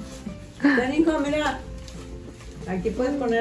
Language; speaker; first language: Spanish; native; Spanish